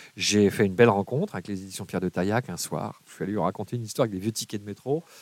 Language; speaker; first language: French; native; French